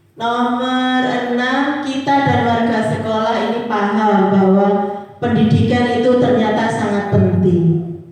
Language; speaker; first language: Indonesian; non-native, local second language; Javanese